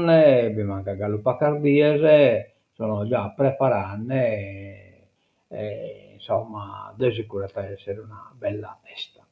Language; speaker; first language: Italian; non-native, local second language; Sardinian